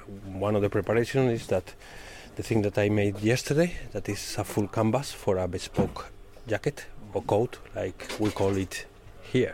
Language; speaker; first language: English; non-native, fluent; Spanish